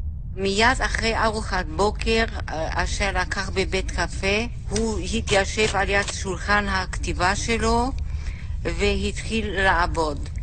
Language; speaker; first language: Hebrew; non-native, fluent; German